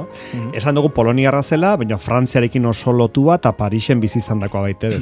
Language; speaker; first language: Basque; native; Basque